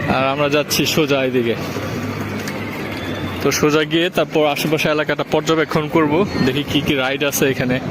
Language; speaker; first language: Bangla; native; Bangla